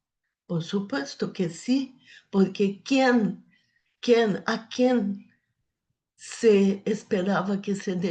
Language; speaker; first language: Spanish; non-native, fluent; Portuguese